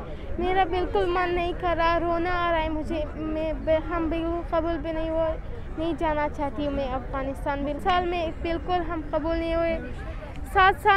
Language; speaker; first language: Hindi; non-native, learner; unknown